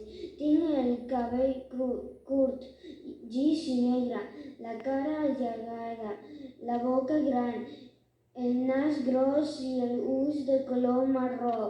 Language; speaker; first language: Catalan; non-native, learner; Chinese